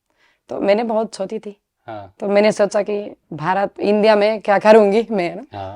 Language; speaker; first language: Hindi; non-native, learner; Spanish